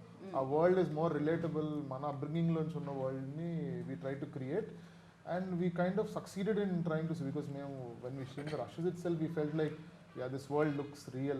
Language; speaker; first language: Telugu; native; Telugu